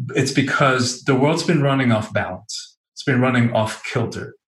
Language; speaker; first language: English; early bilingual, other home language; Spanish